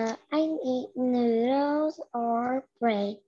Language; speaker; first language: English; non-native, learner; Vietnamese